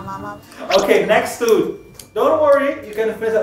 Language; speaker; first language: English; non-native, fluent; Indonesian